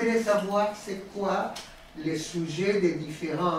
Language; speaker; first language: French; non-native, fluent; Spanish